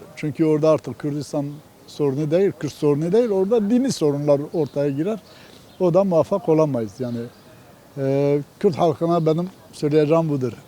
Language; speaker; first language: Turkish; non-native, local second language; Kurdish